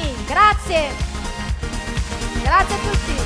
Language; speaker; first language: Italian; native; Italian